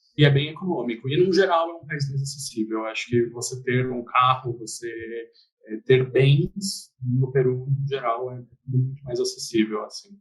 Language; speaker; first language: Portuguese; native; Portuguese